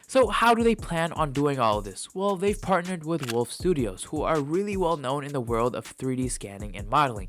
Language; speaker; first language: English; native; English